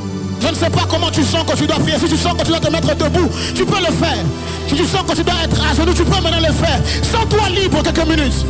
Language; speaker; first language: French; non-native, local second language; Lingala